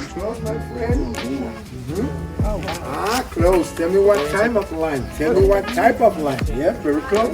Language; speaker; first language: English; non-native, local second language; Spanish